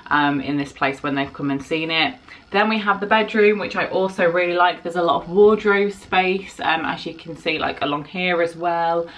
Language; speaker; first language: English; native; English